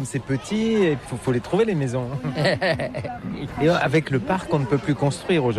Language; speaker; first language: French; native; French